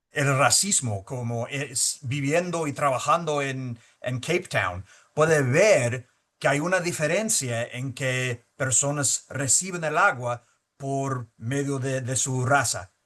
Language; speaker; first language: Spanish; early bilingual, heritage; Spanish